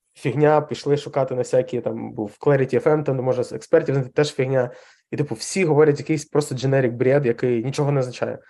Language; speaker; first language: Ukrainian; non-native, local second language; Russian